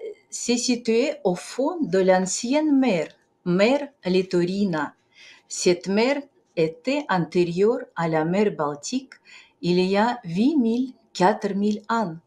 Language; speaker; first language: French; non-native, fluent; Russian